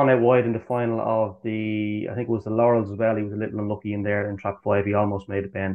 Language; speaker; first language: English; native; English